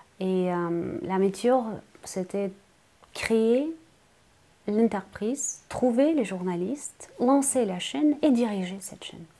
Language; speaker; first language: French; non-native, fluent; Russian